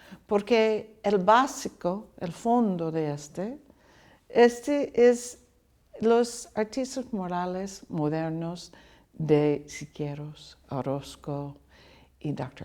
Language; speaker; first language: Spanish; non-native, learner; English